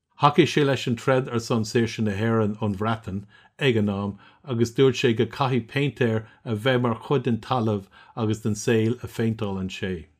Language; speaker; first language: Irish; non-native, local second language; English